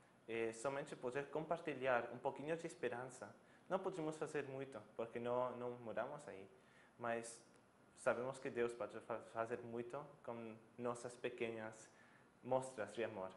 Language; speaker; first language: Portuguese; non-native, fluent; German